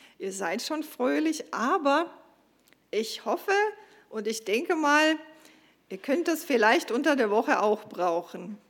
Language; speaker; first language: German; non-native, fluent; Croatian